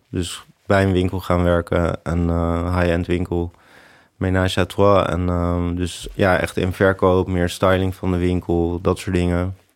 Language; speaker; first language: Dutch; native; Dutch